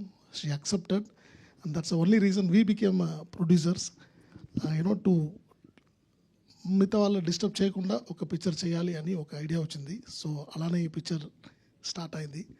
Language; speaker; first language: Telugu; non-native, local second language; Tamil